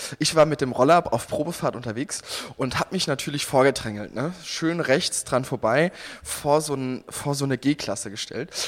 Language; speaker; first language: German; native; German